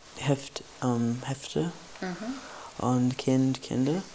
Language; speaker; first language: German; non-native, learner; English